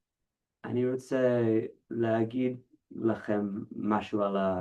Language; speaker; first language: Hebrew; non-native, fluent; English